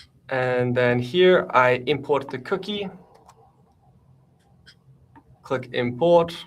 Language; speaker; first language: English; native; English